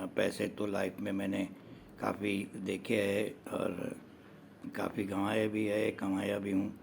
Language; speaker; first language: Hindi; non-native, local second language; Gujarati